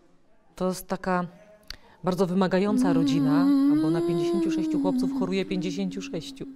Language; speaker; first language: Polish; native; Polish